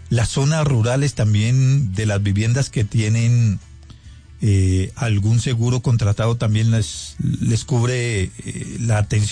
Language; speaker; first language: Spanish; native; Spanish